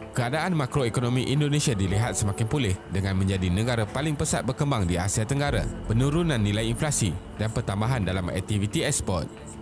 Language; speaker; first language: Malay; native; Malay